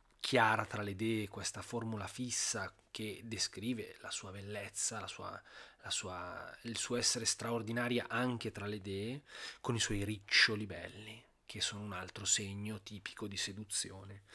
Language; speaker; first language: Italian; native; Italian